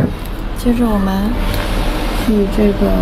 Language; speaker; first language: Chinese; native; Chinese